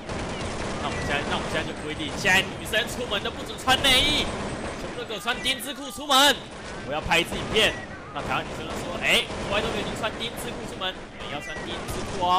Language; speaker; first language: Chinese; native; Chinese